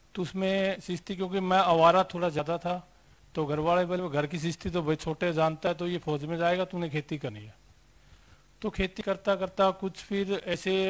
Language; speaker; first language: Hindi; native; Hindi